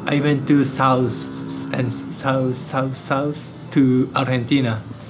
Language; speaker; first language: English; non-native, learner; Japanese